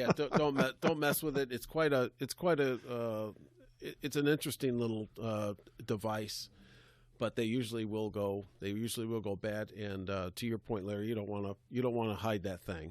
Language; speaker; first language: English; native; English